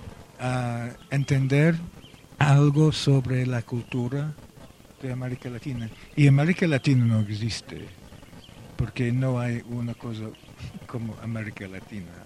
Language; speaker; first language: Spanish; non-native, fluent; Welsh